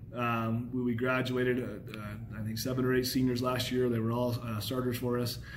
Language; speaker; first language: English; native; English